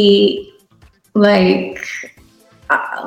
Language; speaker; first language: English; native; English